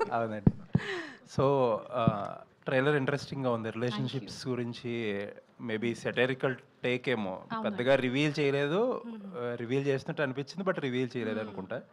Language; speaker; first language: Telugu; native; Telugu